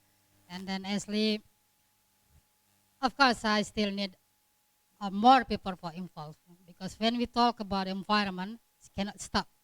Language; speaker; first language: English; non-native, learner; Indonesian